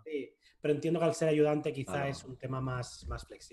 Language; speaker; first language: Spanish; native; Spanish